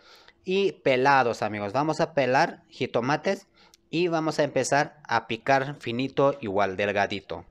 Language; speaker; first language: Spanish; non-native, learner; Turkish